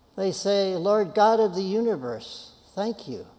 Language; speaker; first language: English; native; English